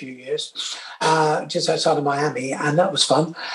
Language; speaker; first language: English; native; English